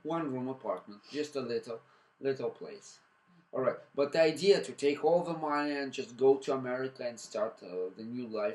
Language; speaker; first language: English; non-native, fluent; Russian